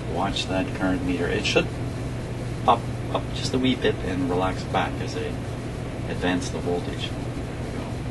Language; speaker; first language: English; native; English